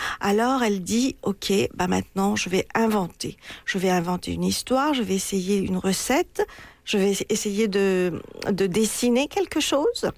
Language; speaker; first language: French; non-native, local second language; Morisyen